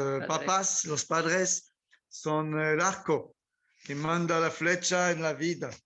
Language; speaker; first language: Spanish; non-native, learner; French